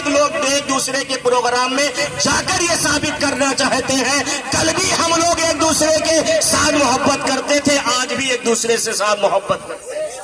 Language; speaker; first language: Urdu; native; Urdu